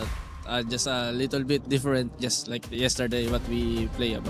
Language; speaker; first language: English; non-native, learner; Lao